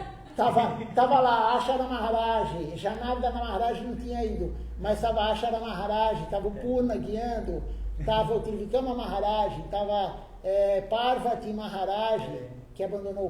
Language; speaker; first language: Portuguese; native; Portuguese